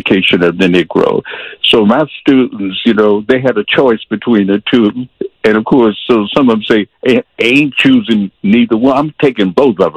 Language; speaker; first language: English; native; English